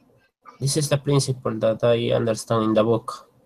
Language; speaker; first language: English; non-native, learner; Spanish